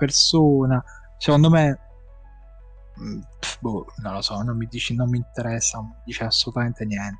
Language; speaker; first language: Italian; native; Italian